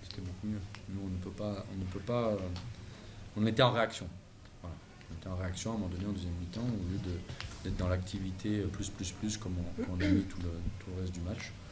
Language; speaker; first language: French; native; French